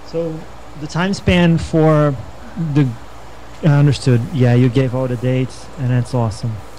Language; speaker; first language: English; non-native, fluent; Portuguese